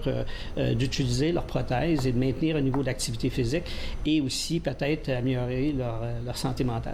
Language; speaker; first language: French; native; French